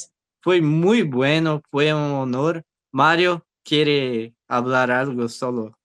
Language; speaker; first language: Spanish; non-native, learner; Portuguese